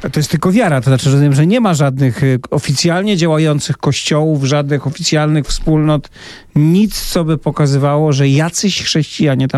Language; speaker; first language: Polish; native; Polish